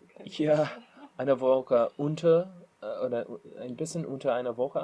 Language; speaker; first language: German; non-native, learner; English